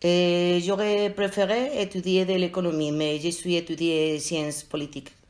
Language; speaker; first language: French; non-native, learner; Spanish